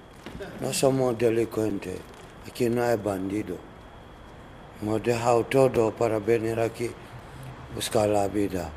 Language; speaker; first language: Spanish; non-native, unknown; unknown